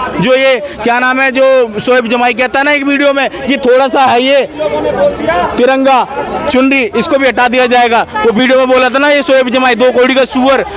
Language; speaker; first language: Hindi; native; Hindi